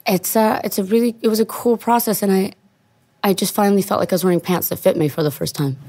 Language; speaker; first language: English; non-native, fluent; Italian